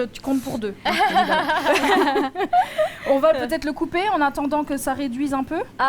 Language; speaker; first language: French; native; French